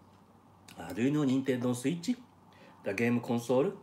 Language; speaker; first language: English; non-native, learner; Japanese